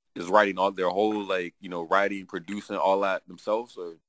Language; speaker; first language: English; native; English